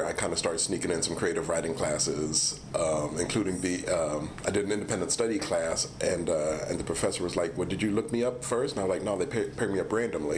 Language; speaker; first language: English; native; English